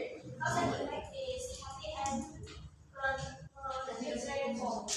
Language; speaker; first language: English; non-native, learner; Indonesian